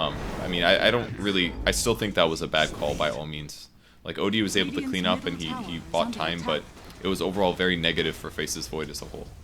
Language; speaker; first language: English; native; English